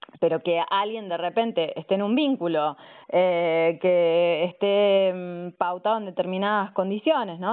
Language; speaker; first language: Spanish; native; Spanish